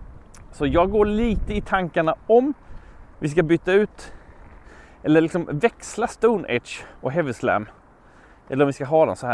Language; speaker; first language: Swedish; native; Swedish